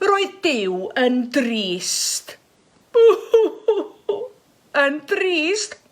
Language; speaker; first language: Welsh; native; Welsh